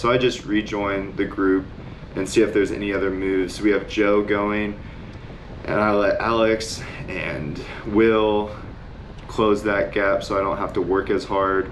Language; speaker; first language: English; native; English